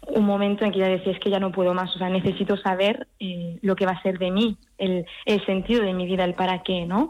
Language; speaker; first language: Spanish; early bilingual, heritage; French